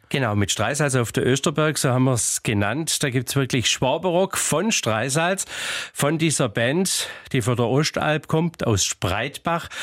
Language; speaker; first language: German; native; German